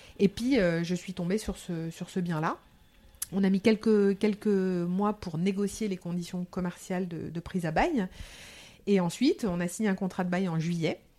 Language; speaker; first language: French; early bilingual, heritage; French